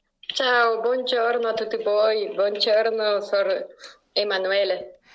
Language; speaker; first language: Italian; non-native, learner; Spanish